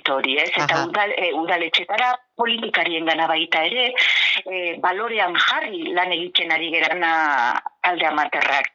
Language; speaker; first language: Basque; native; Basque